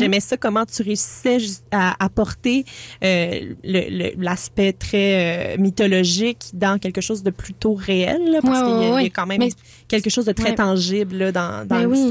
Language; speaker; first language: French; native; French